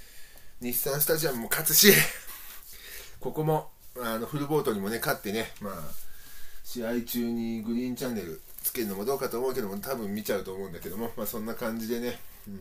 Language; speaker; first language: Japanese; native; Japanese